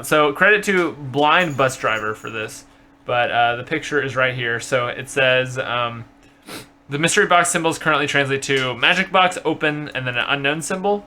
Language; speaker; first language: English; native; English